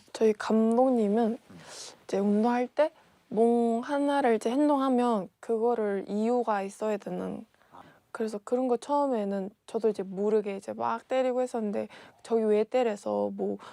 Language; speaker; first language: Korean; non-native, fluent; Mongolian